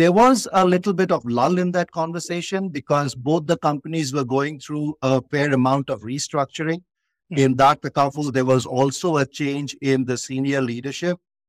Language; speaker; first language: English; non-native, local second language; Bangla